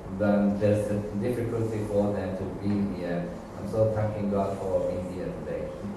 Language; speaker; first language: English; non-native, fluent; Persian